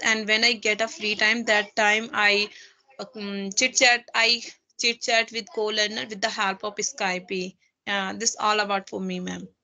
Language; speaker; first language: English; non-native, learner; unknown